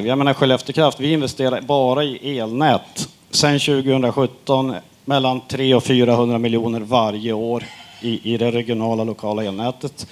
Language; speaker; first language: Swedish; native; Swedish